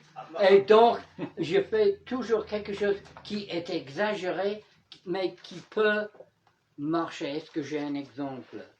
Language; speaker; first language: French; non-native, fluent; English